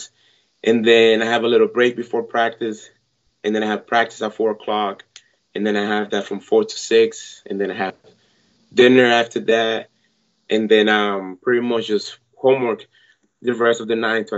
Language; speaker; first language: English; non-native, fluent; Spanish